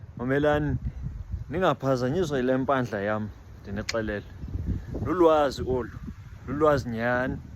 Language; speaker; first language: Xhosa; native; Xhosa